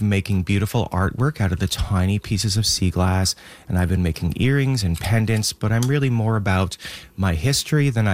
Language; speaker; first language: English; native; English